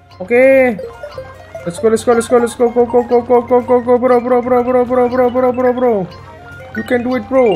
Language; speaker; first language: English; non-native, learner; Indonesian